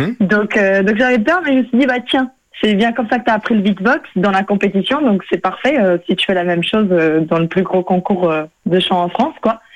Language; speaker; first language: French; non-native, fluent; Portuguese